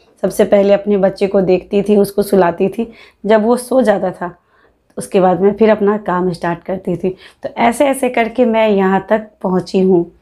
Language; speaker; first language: Hindi; native; Hindi